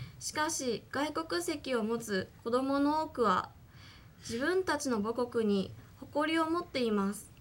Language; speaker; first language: Japanese; native; Japanese